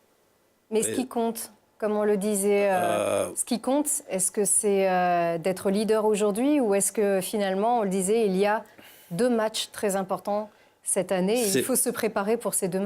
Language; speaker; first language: French; native; French